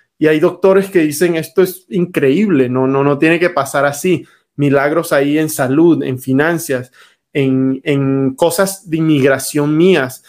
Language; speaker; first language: Spanish; native; Spanish